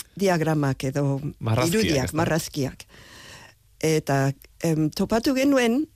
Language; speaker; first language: Basque; early bilingual, other home language; English